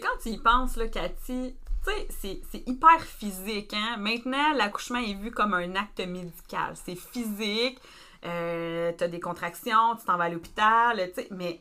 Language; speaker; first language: French; native; French